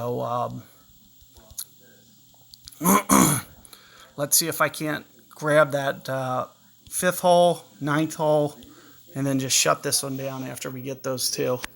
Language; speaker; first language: English; native; English